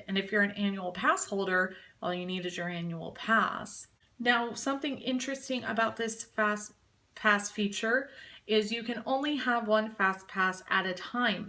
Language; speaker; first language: English; native; English